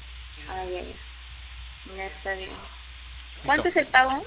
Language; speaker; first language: Spanish; native; Spanish